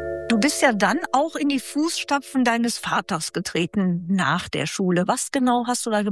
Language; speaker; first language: German; native; German